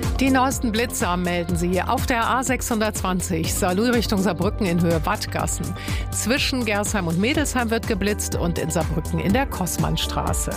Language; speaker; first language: German; native; German